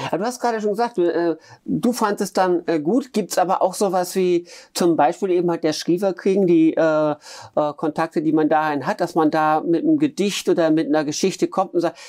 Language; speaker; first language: German; native; German